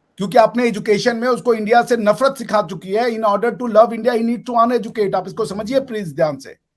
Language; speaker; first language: Hindi; native; Hindi